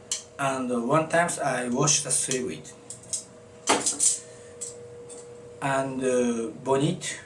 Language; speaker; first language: English; non-native, learner; Japanese